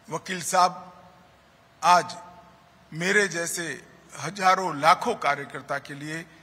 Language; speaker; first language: Hindi; non-native, local second language; Gujarati